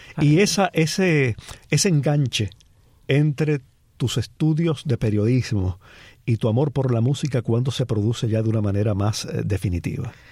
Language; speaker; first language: Spanish; native; Spanish